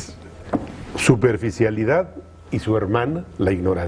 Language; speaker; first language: Spanish; native; Spanish